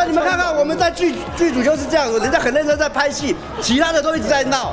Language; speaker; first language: Chinese; native; Chinese